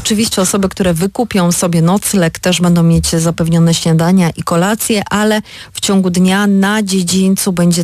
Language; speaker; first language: Polish; native; Polish